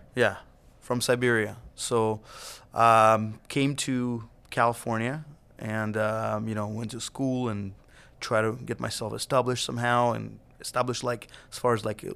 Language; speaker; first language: English; non-native, fluent; Russian